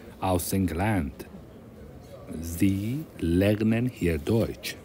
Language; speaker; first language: German; non-native, fluent; Persian